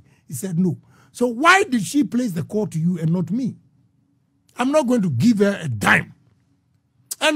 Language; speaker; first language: English; non-native, local second language; Akan